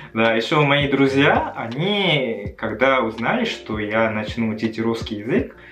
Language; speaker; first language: Russian; non-native, fluent; Japanese